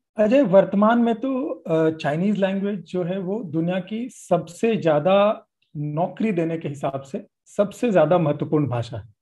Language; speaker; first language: Hindi; native; Hindi